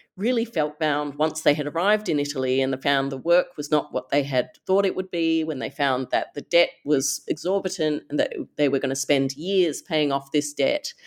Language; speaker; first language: English; native; English